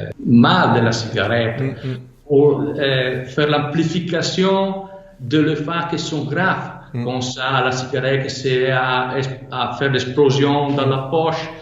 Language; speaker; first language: French; non-native, fluent; Italian